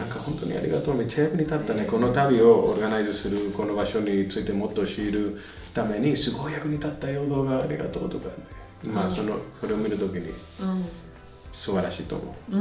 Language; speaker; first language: Japanese; non-native, fluent; Spanish